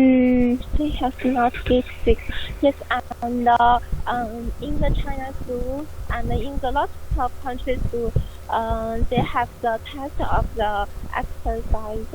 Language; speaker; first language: English; non-native, learner; Chinese